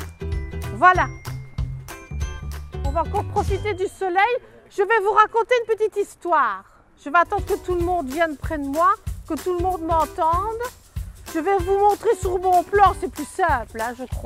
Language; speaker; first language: French; native; French